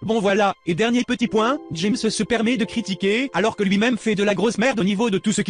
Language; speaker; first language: French; native; French